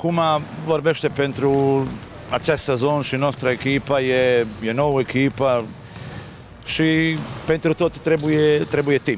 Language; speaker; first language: Romanian; non-native, learner; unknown